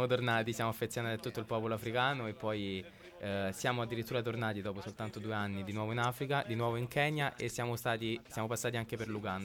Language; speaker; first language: Italian; native; Italian